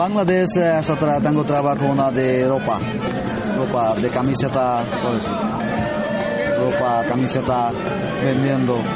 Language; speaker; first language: Spanish; non-native, learner; Bangla